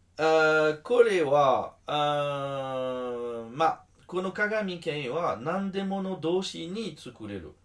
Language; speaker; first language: Japanese; non-native, learner; French